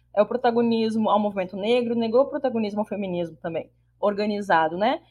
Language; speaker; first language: Portuguese; native; Portuguese